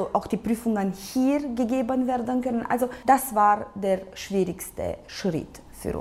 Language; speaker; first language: German; non-native, local second language; Romanian